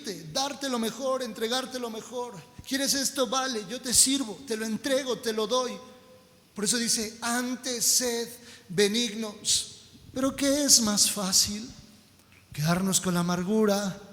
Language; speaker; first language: Spanish; native; Spanish